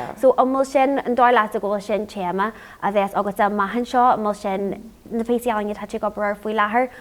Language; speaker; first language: Irish; non-native, local second language; English